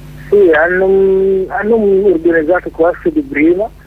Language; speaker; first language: Italian; non-native, learner; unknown